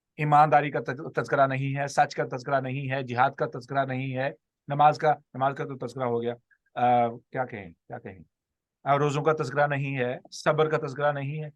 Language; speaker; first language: Urdu; non-native, local second language; Punjabi